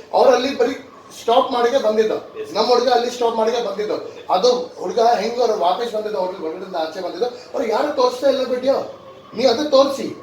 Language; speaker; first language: Kannada; non-native, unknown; Hindi